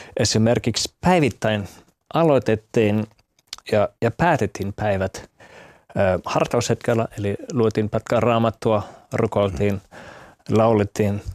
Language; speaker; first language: Finnish; non-native, fluent; German